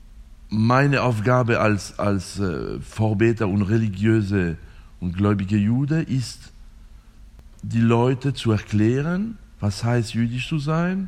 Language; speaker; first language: German; non-native, fluent; French